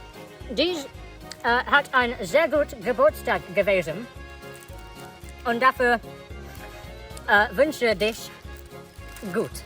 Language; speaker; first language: German; non-native, learner; English